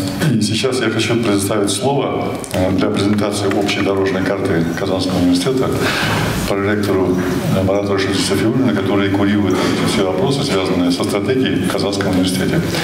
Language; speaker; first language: Russian; native; Russian